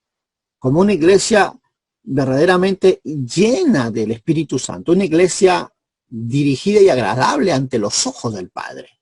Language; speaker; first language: Spanish; native; Spanish